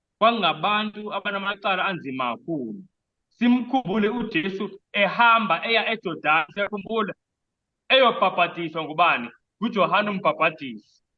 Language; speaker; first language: Zulu; non-native, local second language; Xhosa